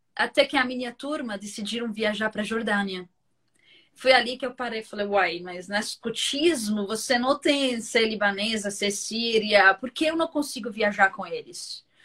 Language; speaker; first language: Portuguese; non-native, fluent; Arabic